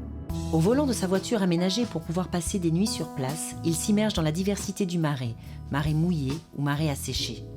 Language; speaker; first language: French; native; French